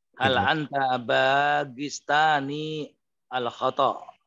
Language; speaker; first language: Arabic; non-native, learner; Indonesian